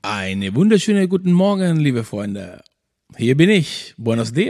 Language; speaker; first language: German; non-native, fluent; Spanish